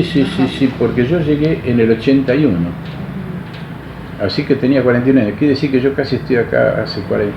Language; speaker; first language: Spanish; native; Spanish